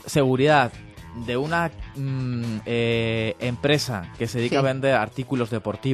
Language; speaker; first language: Spanish; native; Spanish